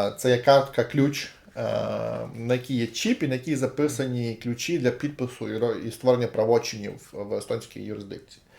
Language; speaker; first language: Ukrainian; native; Ukrainian